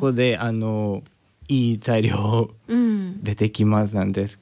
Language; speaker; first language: Japanese; non-native, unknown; Spanish